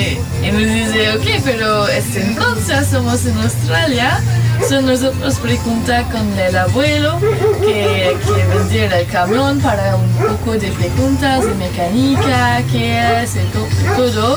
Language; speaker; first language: Spanish; non-native, learner; French